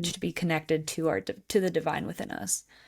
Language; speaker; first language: English; native; English